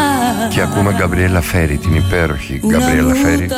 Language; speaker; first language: Greek; native; Greek